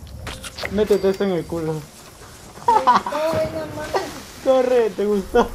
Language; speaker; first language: Spanish; native; Spanish